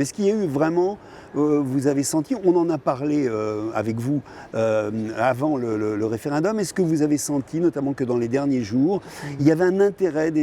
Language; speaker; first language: French; native; French